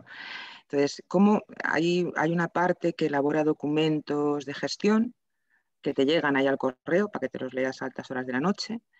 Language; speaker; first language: Spanish; native; Spanish